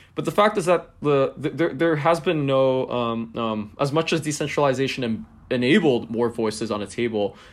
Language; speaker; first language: English; non-native, local second language; Cantonese